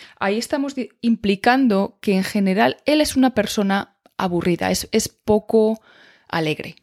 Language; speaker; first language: Spanish; native; Spanish